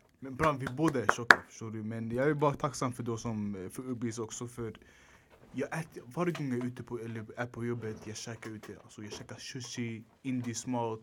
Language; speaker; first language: Swedish; early bilingual, other home language; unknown